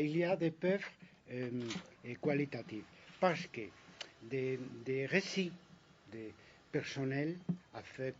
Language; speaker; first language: French; non-native, fluent; Spanish